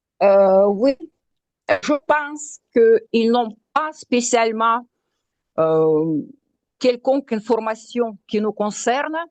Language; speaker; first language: French; non-native, fluent; Russian